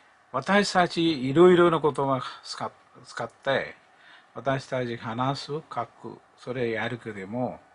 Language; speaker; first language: Japanese; non-native, learner; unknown